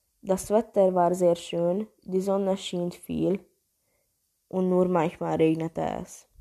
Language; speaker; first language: German; non-native, learner; Hungarian